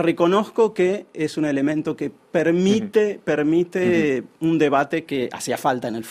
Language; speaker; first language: Spanish; native; Spanish